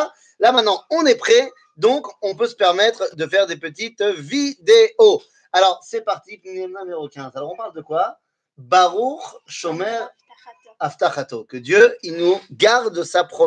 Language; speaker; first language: French; native; French